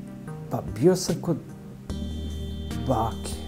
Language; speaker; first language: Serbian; early bilingual, other home language; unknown